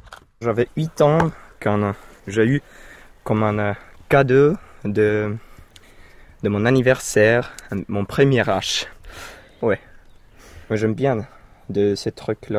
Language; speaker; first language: French; non-native, learner; Finnish